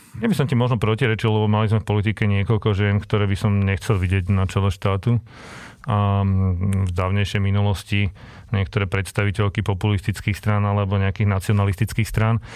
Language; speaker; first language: Slovak; native; Slovak